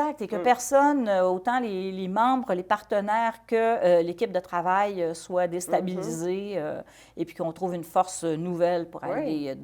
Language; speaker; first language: French; native; French